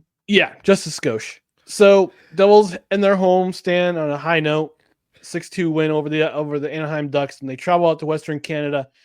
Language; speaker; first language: English; native; English